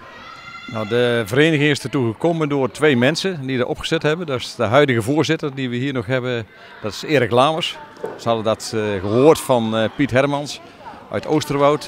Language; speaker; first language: Dutch; native; Dutch